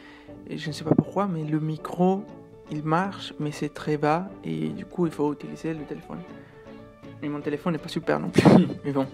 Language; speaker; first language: French; non-native, fluent; Spanish